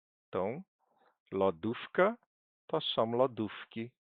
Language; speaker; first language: Polish; non-native, fluent; Portuguese